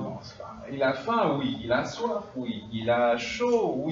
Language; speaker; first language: French; non-native, fluent; English